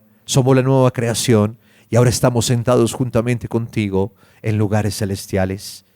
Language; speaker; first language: Spanish; native; Spanish